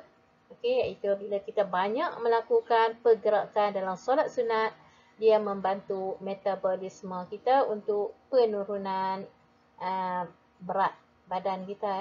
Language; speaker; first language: Malay; native; Malay